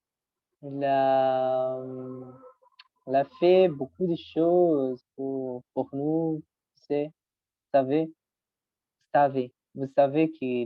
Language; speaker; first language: French; non-native, learner; Spanish